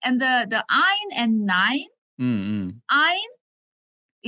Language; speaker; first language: English; non-native, learner; Korean